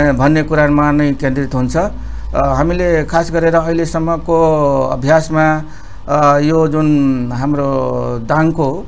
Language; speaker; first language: Nepali; non-native, local second language; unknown